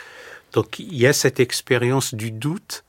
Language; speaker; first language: French; native; French